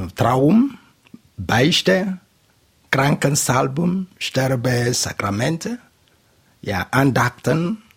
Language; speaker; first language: German; non-native, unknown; Igbo